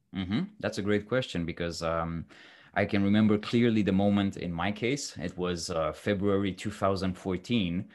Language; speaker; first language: English; non-native, fluent; Romanian